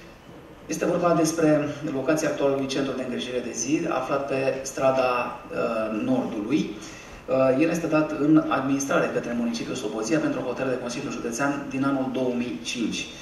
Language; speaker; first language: Romanian; native; Romanian